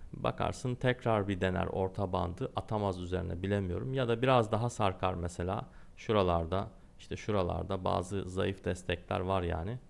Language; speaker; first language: Turkish; native; Turkish